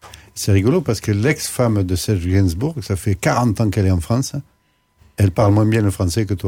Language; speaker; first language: French; native; French